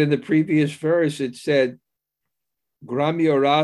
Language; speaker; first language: English; native; English